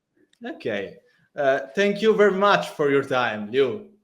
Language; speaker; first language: English; non-native, learner; Italian